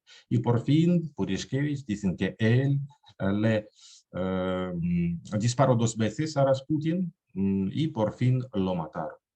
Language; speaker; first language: Spanish; non-native, fluent; Russian